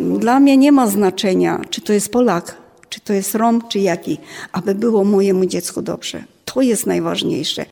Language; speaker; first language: Polish; non-native, local second language; Romany